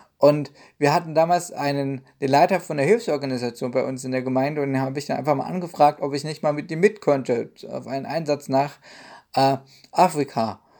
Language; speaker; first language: German; native; German